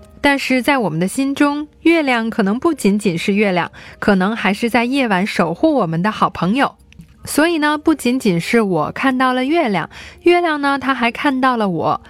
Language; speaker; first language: Chinese; native; Chinese